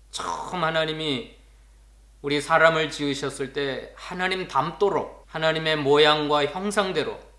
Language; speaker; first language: Korean; native; Korean